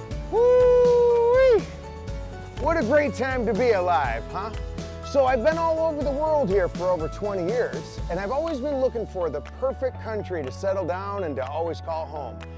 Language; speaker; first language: English; native; English